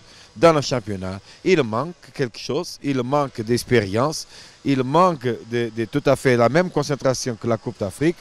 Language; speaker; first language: French; non-native, fluent; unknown